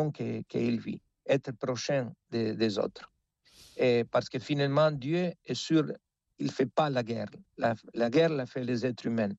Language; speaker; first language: French; non-native, fluent; Spanish